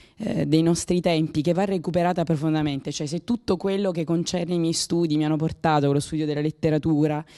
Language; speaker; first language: Italian; native; Italian